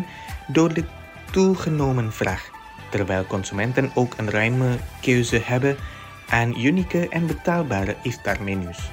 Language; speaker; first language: Dutch; non-native, fluent; Indonesian